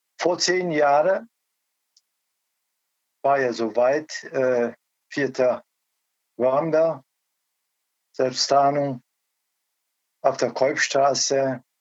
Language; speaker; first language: German; non-native, learner; Turkish